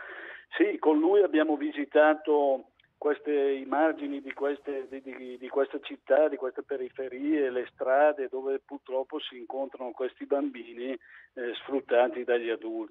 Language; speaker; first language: Italian; native; Italian